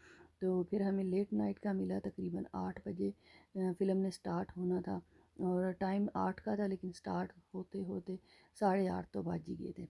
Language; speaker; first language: Urdu; native; Urdu